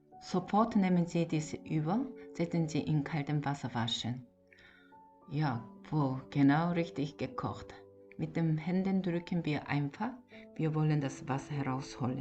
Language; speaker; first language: German; non-native, learner; Korean